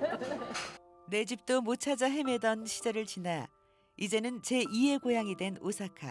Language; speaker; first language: Korean; native; Korean